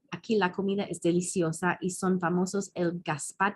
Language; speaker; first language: Spanish; non-native, fluent; English